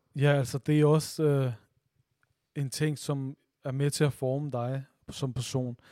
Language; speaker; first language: Danish; early bilingual, other home language; Urdu